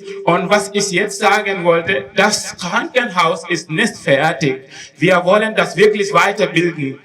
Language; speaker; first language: German; non-native, learner; Wolof